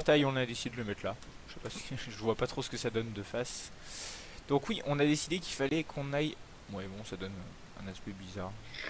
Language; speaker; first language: French; native; French